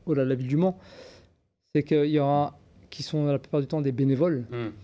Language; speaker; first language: French; native; French